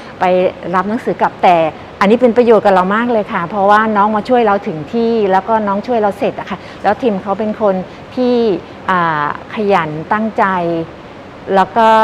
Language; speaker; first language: Thai; native; Thai